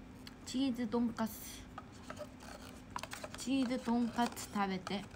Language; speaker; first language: Japanese; non-native, fluent; Korean